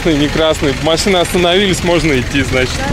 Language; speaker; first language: Russian; native; Russian